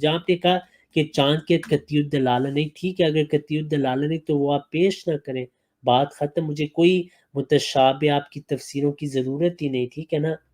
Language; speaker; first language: Urdu; native; Urdu